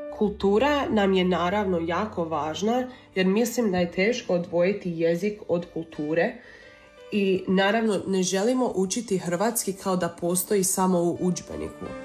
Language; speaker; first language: Serbian; early bilingual, heritage; Croatian